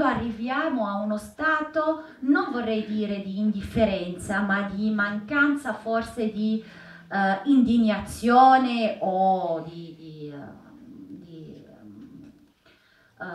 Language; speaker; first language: Italian; non-native, fluent; Arabic